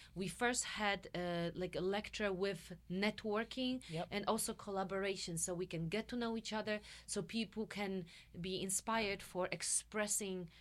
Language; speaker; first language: English; non-native, fluent; Polish